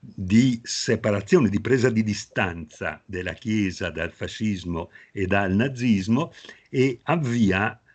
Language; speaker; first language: Italian; native; Italian